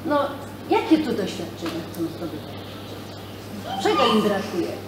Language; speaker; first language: Polish; native; Polish